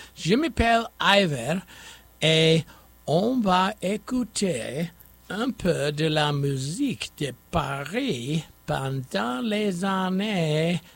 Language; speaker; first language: French; non-native, learner; English